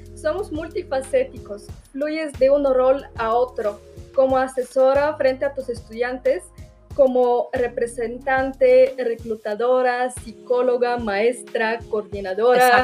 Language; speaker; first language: Spanish; non-native, fluent; Bulgarian